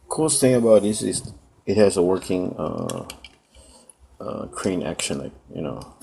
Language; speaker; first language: English; non-native, local second language; Cebuano